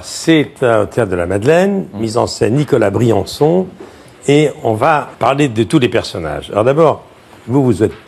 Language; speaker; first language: French; native; French